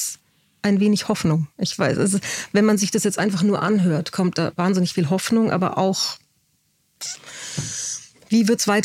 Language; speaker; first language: German; native; German